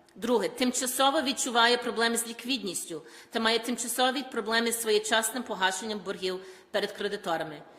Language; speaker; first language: Ukrainian; early bilingual, heritage; Ukrainian